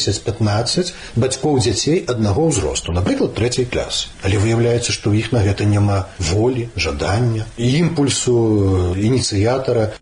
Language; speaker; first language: Belarusian; native; Belarusian